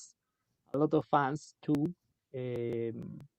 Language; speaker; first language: English; non-native, local second language; Spanish